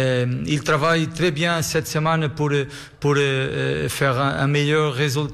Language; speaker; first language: French; non-native, learner; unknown